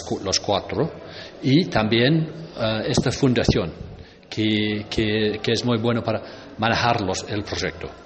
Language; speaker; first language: Spanish; non-native, fluent; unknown